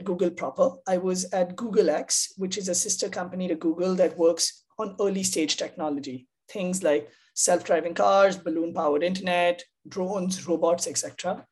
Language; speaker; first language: English; non-native, local second language; Hindi